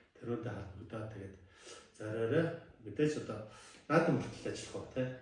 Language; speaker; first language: Mongolian; native; Mongolian